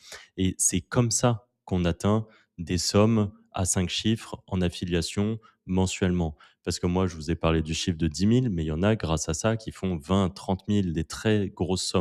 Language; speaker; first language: French; native; French